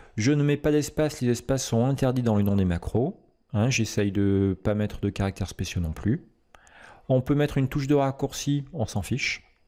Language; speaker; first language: French; native; French